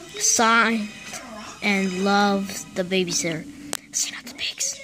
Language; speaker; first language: English; native; English